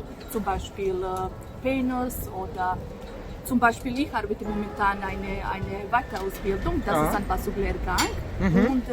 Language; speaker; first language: German; non-native, learner; Serbian